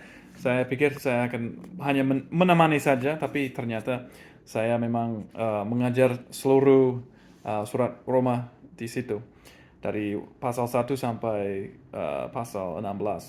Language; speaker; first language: Indonesian; non-native, fluent; English